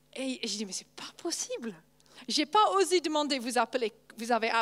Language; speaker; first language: French; non-native, fluent; English